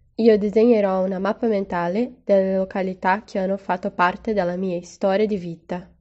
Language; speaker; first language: Italian; non-native, fluent; Portuguese